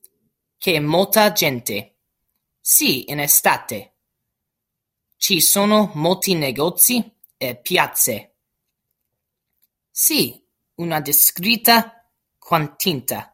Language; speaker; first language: Italian; non-native, learner; English